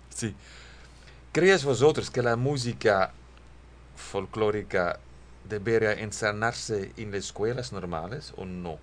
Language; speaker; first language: Spanish; non-native, learner; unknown